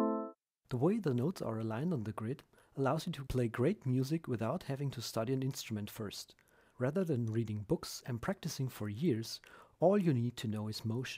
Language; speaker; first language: English; non-native, fluent; German